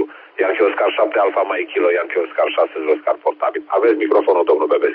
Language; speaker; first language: Romanian; native; Romanian